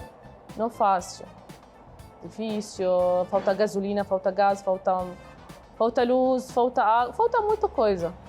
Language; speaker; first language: Portuguese; non-native, learner; Arabic